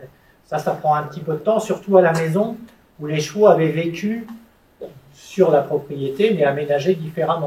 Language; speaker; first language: French; native; French